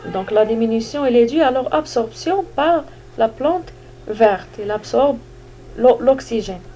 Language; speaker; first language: French; non-native, local second language; Arabic